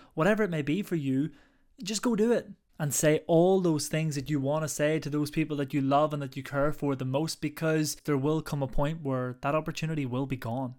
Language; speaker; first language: English; native; English